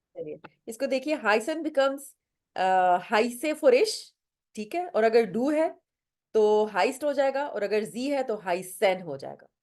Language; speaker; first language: Urdu; non-native, local second language; Punjabi